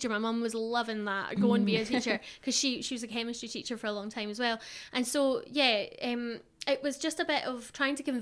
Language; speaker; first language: English; native; English